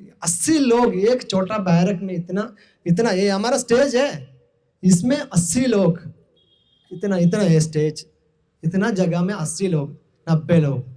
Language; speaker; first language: Hindi; non-native, local second language; Malayalam